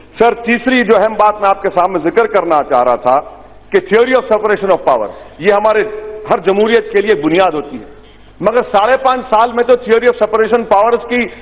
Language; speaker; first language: Urdu; native; Urdu